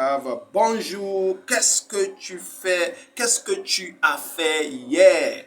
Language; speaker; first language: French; non-native, fluent; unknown